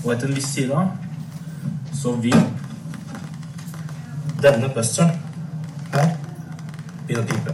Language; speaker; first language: Norwegian; native; Norwegian